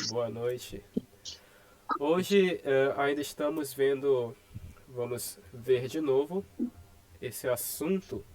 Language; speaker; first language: Portuguese; non-native, fluent; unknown